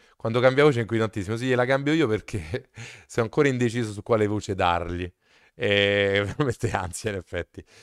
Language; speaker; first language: Italian; native; Italian